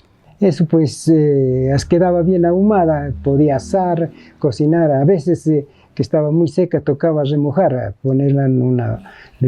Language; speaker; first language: Spanish; native; Spanish